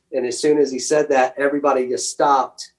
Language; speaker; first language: English; native; English